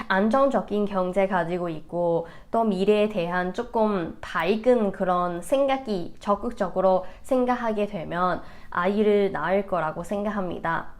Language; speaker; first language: Korean; non-native, fluent; Cantonese